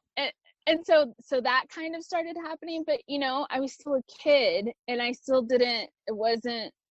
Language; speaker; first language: English; early bilingual, other home language; Spanish